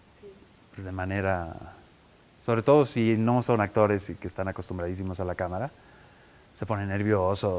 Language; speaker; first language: Spanish; native; Spanish